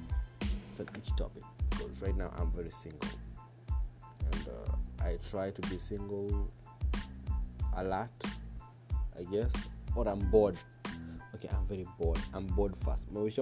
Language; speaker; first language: English; non-native, local second language; Swahili